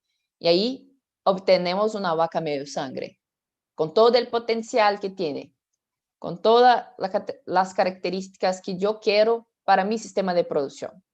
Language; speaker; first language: Spanish; non-native, fluent; Portuguese